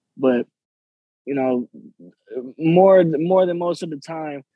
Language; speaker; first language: English; native; English